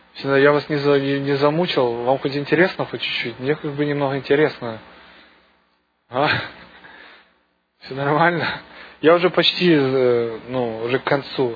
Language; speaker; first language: Russian; native; Russian